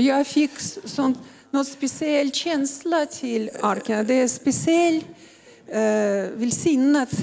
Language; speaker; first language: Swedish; non-native, learner; Russian